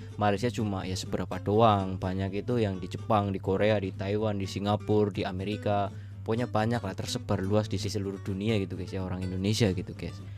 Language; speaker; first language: Indonesian; native; Indonesian